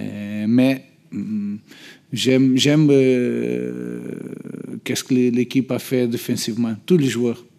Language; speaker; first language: French; non-native, learner; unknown